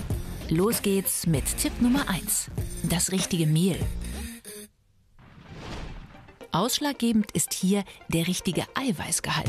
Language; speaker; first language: German; native; German